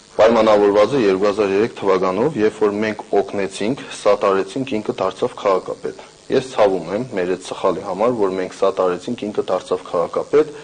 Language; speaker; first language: Armenian; native; Armenian